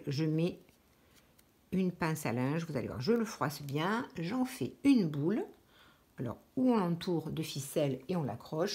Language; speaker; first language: French; native; French